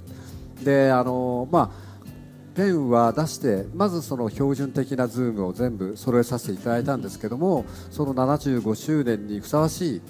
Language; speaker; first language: Japanese; native; Japanese